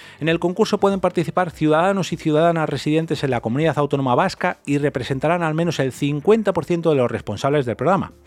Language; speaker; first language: Spanish; native; Spanish